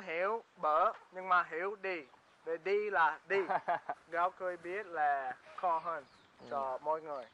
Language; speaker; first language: Vietnamese; non-native, learner; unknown